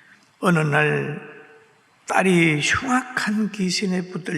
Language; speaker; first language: Korean; native; Korean